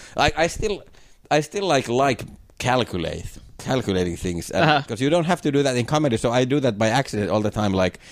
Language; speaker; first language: English; non-native, fluent; Finnish